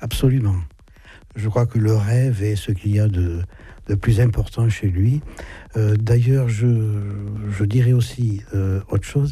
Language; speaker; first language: French; native; French